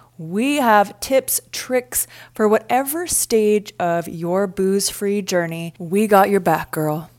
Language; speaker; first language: English; native; English